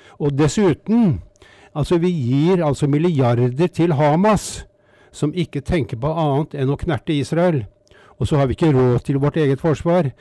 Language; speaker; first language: Norwegian; native; Norwegian